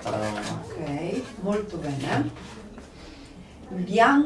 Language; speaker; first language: Italian; non-native, fluent; Polish